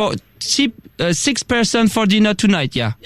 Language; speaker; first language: English; non-native, learner; French